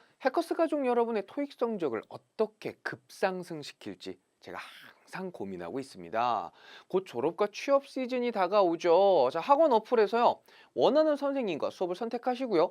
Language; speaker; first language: Korean; native; Korean